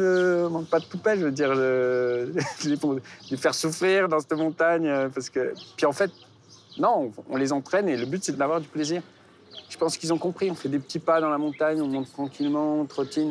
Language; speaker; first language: French; native; French